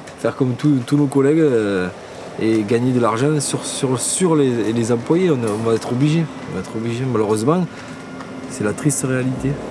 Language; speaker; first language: French; native; French